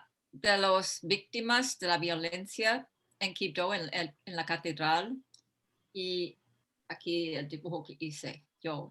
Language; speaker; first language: Spanish; non-native, fluent; English